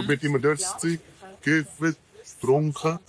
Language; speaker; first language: German; non-native, learner; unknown